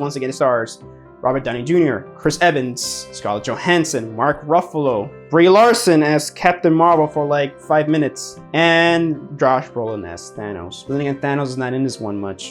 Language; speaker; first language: English; native; English